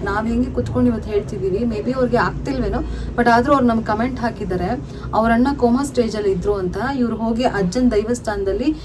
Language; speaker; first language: Kannada; native; Kannada